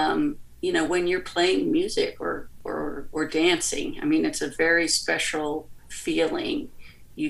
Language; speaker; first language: English; native; English